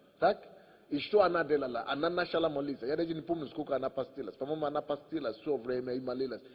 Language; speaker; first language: Russian; non-native, fluent; Yoruba